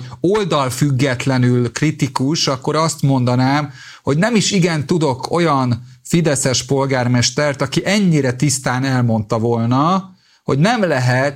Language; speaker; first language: Hungarian; native; Hungarian